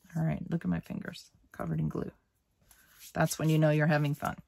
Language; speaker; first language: English; native; English